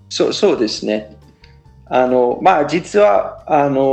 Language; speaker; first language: Japanese; non-native, fluent; English